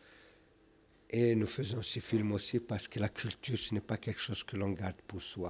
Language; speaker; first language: French; non-native, local second language; Kabyle